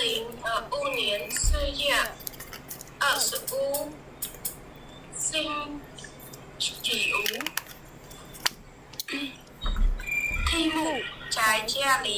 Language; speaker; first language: Chinese; non-native, learner; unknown